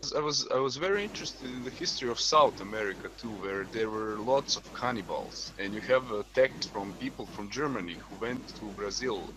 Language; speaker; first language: English; non-native, fluent; Croatian